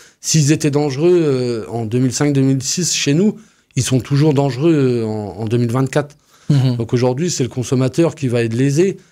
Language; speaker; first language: French; native; French